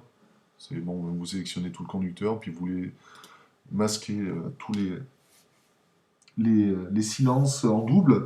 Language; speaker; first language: French; native; French